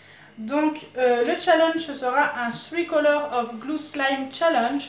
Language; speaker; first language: French; native; French